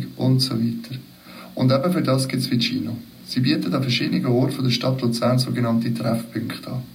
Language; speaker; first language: German; native; German